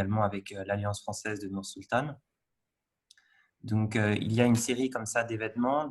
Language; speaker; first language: French; native; French